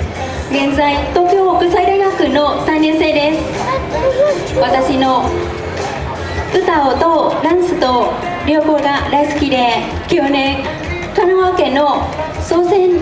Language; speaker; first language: Japanese; non-native, learner; Vietnamese